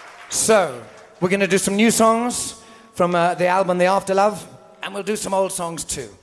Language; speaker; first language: English; native; English